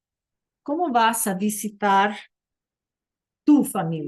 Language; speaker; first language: Spanish; non-native, fluent; English